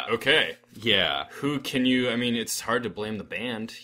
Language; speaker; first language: English; native; English